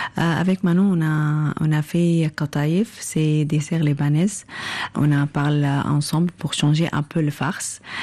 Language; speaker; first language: French; non-native, local second language; Arabic